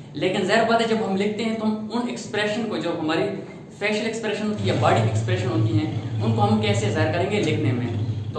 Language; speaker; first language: Urdu; native; Urdu